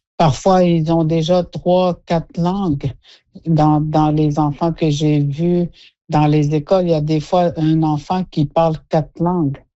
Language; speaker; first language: French; non-native, local second language; Innu-aimun